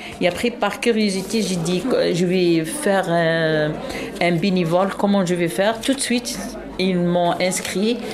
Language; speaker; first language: French; non-native, local second language; Arabic